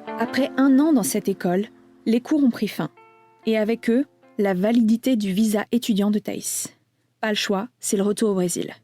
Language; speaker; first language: French; native; French